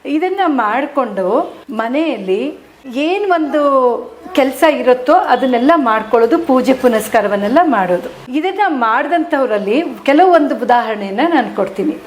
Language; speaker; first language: Kannada; native; Kannada